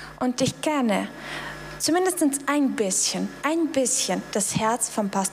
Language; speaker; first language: German; non-native, fluent; Russian